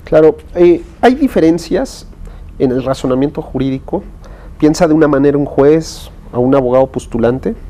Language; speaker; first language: Spanish; native; Spanish